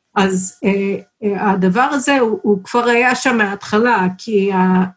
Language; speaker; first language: Hebrew; non-native, fluent; English